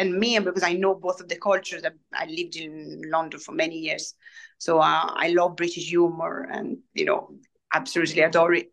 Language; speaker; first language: English; non-native, fluent; Italian